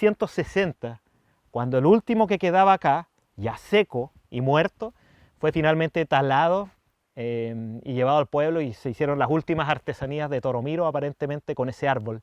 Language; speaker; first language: Spanish; native; Spanish